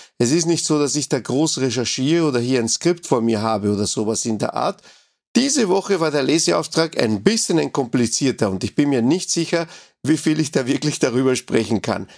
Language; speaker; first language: German; non-native, fluent; Spanish